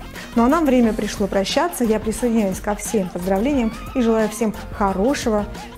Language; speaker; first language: Russian; native; Russian